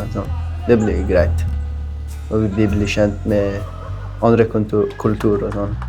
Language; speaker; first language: Norwegian; non-native, learner; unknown